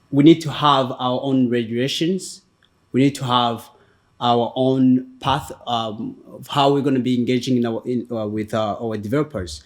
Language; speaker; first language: English; non-native, fluent; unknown